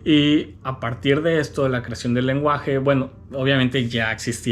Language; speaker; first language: Spanish; native; Spanish